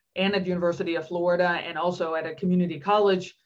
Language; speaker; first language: English; non-native, fluent; Danish